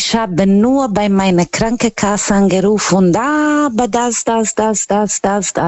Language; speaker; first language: German; non-native, learner; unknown